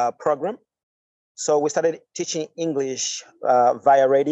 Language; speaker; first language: English; non-native, fluent; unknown